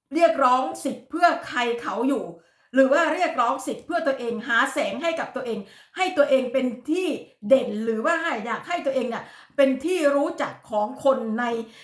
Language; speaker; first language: Thai; native; Thai